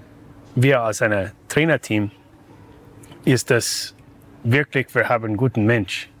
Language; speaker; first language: German; non-native, learner; English